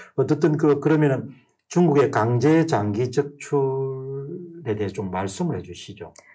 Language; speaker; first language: Korean; native; Korean